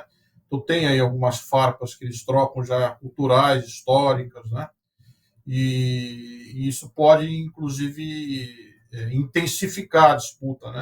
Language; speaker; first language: Portuguese; native; Portuguese